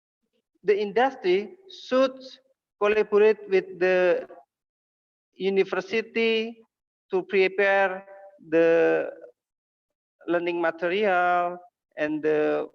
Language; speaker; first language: English; non-native, learner; Indonesian